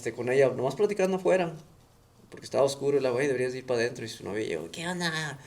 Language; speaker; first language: Spanish; early bilingual, other home language; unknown